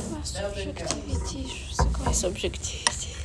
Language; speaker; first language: French; non-native, learner; Ukrainian